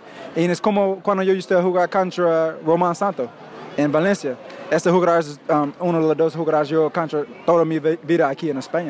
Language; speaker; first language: Spanish; non-native, learner; English